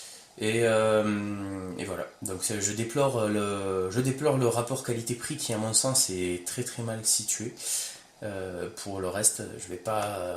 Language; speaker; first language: French; native; French